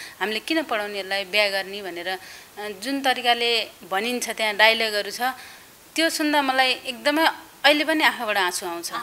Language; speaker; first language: Nepali; native; Nepali